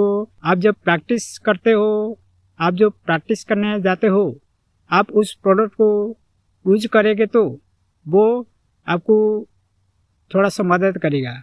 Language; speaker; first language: Hindi; non-native, local second language; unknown